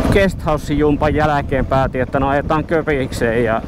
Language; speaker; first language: Finnish; native; Finnish